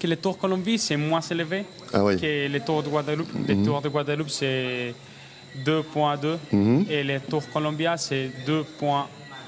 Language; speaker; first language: French; non-native, learner; Spanish